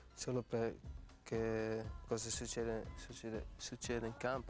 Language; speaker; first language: Italian; non-native, fluent; Dutch